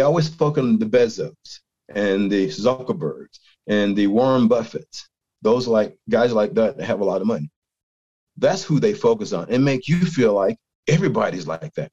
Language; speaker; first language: English; native; English